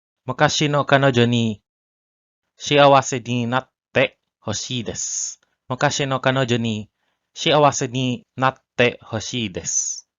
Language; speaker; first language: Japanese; non-native, learner; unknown